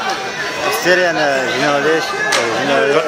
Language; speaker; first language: German; non-native, learner; Arabic